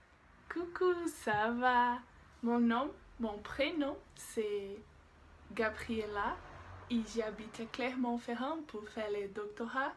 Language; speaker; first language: French; non-native, learner; Portuguese